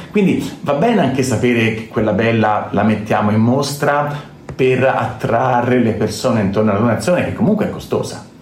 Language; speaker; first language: Italian; native; Italian